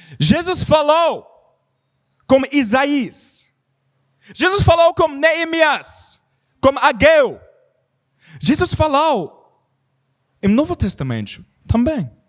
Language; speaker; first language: Portuguese; non-native, learner; English